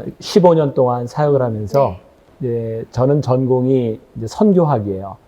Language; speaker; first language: Korean; native; Korean